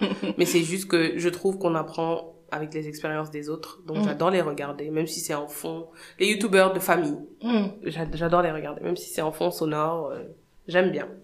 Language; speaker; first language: French; non-native, local second language; Wolof